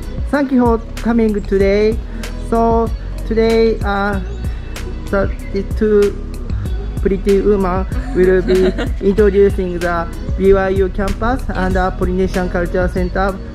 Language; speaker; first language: English; non-native, learner; Japanese